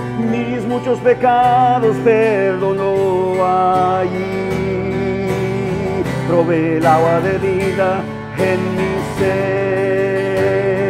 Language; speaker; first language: Spanish; early bilingual, heritage; Spanish